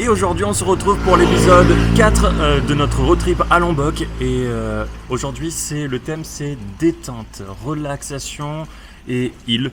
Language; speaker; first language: French; native; French